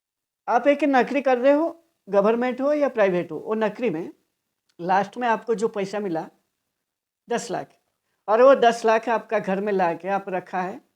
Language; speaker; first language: Hindi; non-native, local second language; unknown